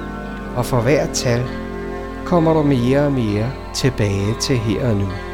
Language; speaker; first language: Danish; native; Danish